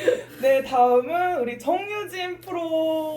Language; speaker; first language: Korean; native; Korean